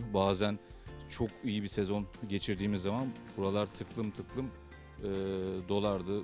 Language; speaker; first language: Turkish; native; Turkish